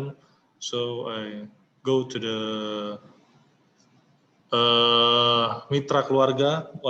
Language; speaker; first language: English; non-native, learner; Indonesian